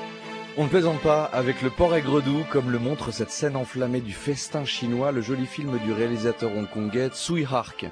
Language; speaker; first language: French; native; French